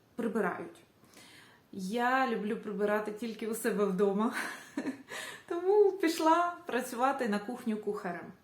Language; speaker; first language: Ukrainian; native; Ukrainian